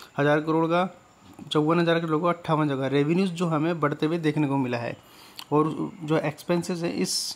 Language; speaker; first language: Hindi; native; Hindi